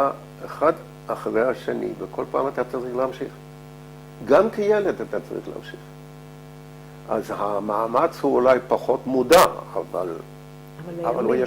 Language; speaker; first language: Hebrew; non-native, fluent; Dutch